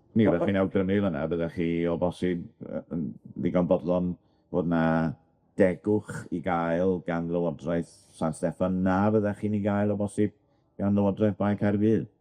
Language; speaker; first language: Welsh; native; Welsh